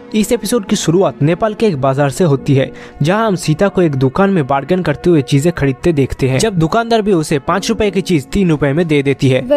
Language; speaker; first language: Hindi; native; Hindi